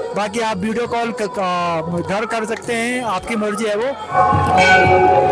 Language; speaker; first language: Hindi; native; Hindi